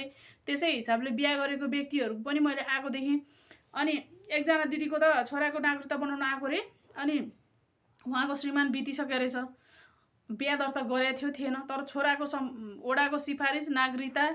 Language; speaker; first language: Nepali; native; Nepali